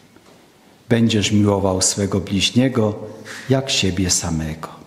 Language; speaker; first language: Polish; non-native, fluent; Ukrainian